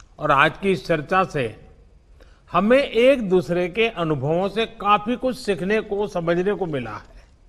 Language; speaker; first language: Hindi; non-native, local second language; Gujarati